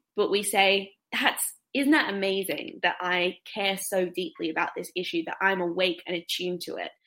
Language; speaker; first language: English; native; English